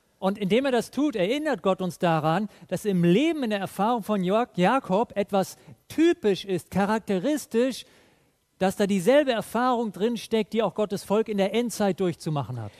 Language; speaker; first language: German; native; German